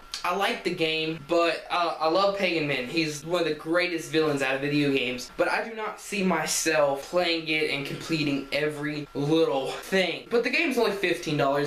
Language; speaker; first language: English; native; English